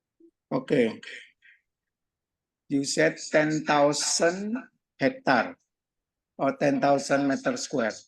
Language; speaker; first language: English; non-native, learner; Indonesian